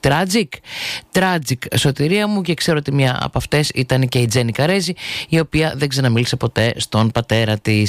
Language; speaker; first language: Greek; native; Greek